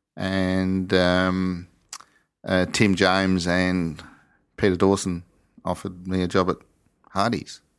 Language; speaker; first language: English; native; English